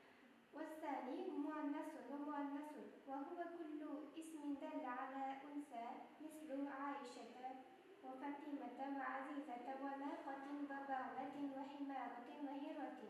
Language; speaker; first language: Arabic; non-native, fluent; Uzbek